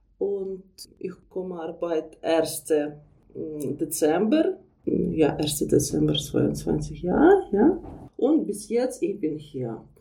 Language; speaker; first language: German; non-native, learner; Ukrainian